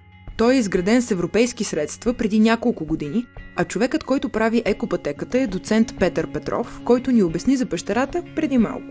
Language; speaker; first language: Bulgarian; native; Bulgarian